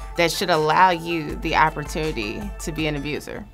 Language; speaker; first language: English; native; English